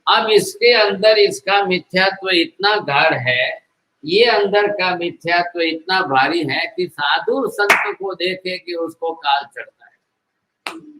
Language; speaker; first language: Hindi; non-native, local second language; Gujarati